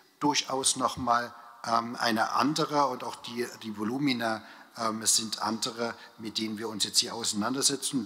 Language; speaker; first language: German; native; German